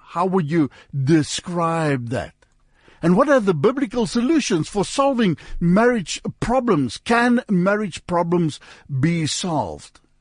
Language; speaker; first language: English; non-native, local second language; Afrikaans